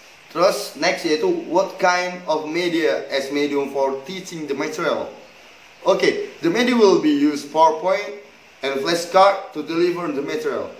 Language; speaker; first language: English; non-native, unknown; Indonesian